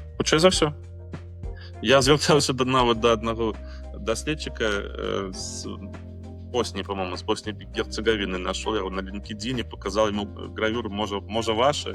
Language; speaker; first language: Belarusian; non-native, local second language; Russian